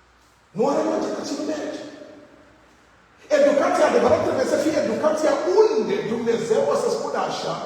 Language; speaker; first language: Romanian; non-native, learner; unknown